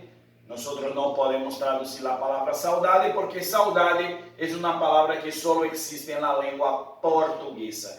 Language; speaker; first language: Spanish; non-native, fluent; Portuguese